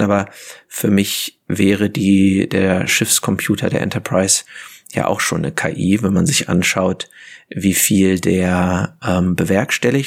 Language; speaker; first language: German; native; German